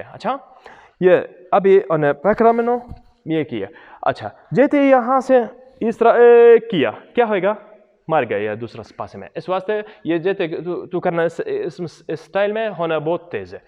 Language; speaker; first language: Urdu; non-native, local second language; Punjabi